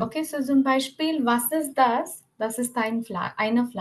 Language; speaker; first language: German; non-native, fluent; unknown